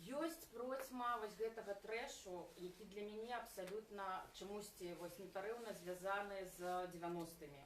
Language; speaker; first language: Belarusian; non-native, local second language; Russian